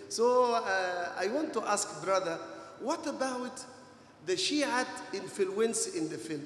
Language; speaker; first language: English; non-native, fluent; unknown